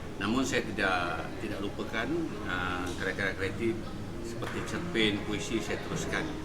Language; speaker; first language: Malay; native; Malay